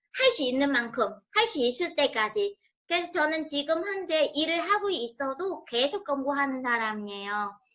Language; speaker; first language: Korean; non-native, fluent; Vietnamese